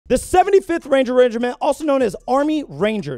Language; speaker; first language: English; native; English